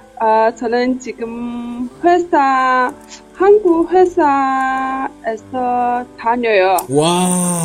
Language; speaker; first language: Korean; non-native, learner; Chinese